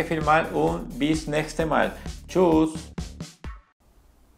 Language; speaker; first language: German; non-native, learner; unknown